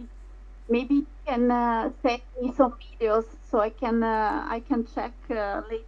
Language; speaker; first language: English; non-native, fluent; Italian